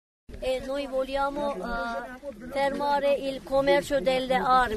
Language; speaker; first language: Italian; non-native, learner; Kurdish